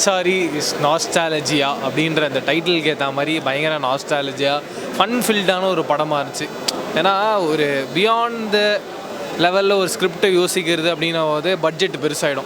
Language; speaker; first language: Tamil; native; Tamil